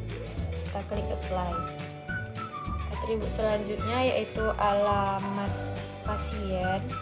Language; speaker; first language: Indonesian; native; Indonesian